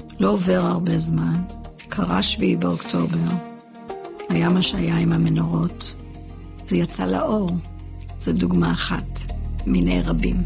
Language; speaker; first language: Hebrew; early bilingual, other home language; English